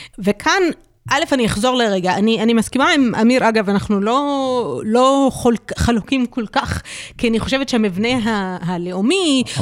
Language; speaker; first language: Hebrew; non-native, local second language; Arabic